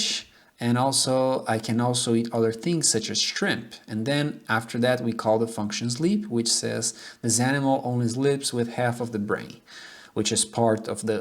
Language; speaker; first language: English; non-native, fluent; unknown